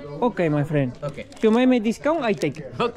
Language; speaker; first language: English; non-native, learner; Spanish